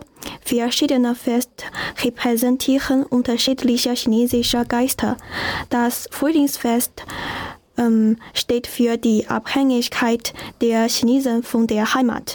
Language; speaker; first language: German; non-native, learner; Chinese